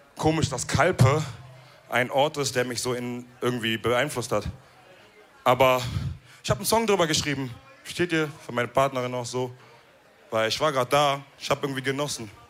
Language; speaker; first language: German; early bilingual, other home language; Wolof